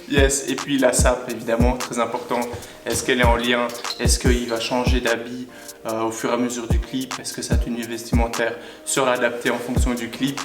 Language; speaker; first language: French; early bilingual, other home language; Russian